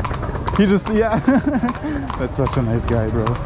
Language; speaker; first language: English; non-native, fluent; German